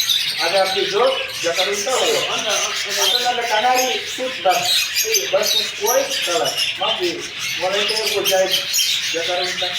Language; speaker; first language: Arabic; non-native, learner; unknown